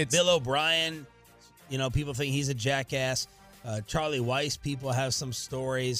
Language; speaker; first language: English; native; English